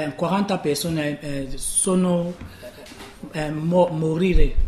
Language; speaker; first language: Italian; non-native, learner; French